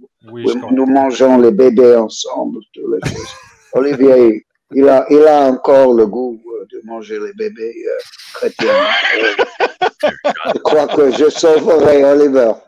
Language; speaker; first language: French; non-native, learner; English